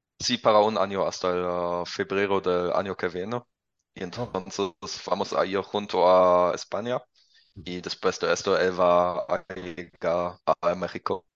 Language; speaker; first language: Spanish; non-native, learner; German